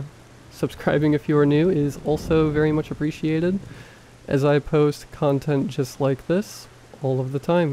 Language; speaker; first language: English; native; English